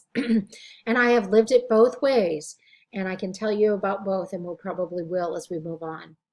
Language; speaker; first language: English; native; English